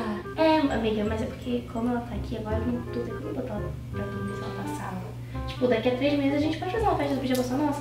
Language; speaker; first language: Portuguese; native; Portuguese